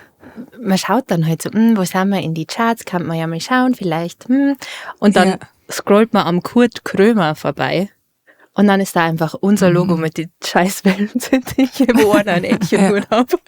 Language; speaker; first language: German; native; German